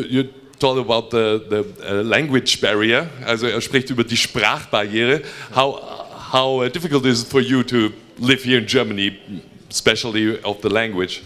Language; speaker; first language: English; non-native, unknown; German